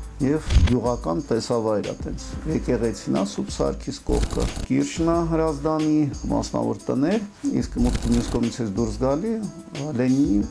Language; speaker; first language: Armenian; non-native, local second language; Russian